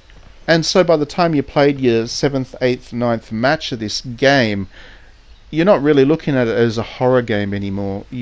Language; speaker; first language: English; native; English